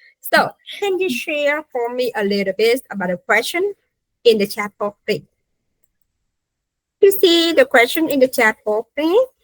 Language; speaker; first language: English; non-native, fluent; Vietnamese